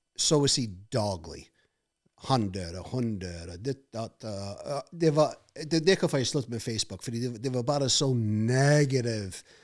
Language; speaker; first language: Norwegian; non-native, fluent; English